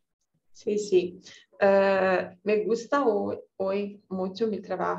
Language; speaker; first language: Spanish; non-native, learner; Portuguese